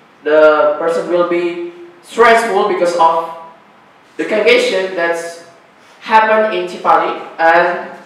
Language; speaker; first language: English; non-native, learner; Indonesian